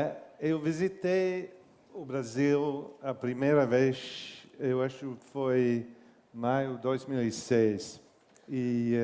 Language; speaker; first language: Portuguese; non-native, learner; English